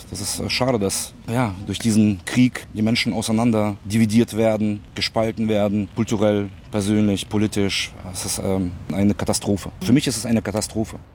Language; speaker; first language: German; early bilingual, other home language; Russian